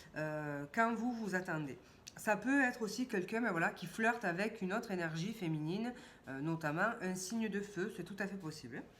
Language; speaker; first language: French; native; French